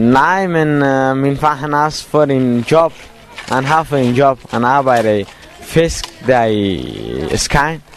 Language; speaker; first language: Danish; non-native, learner; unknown